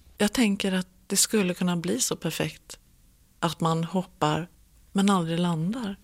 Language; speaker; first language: Swedish; native; Swedish